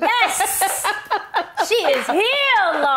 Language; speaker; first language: English; native; English